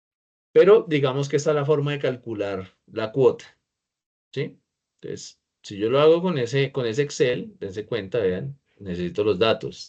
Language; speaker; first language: Spanish; native; Spanish